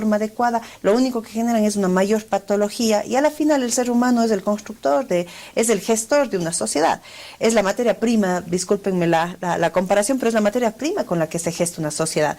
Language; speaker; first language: Spanish; native; Spanish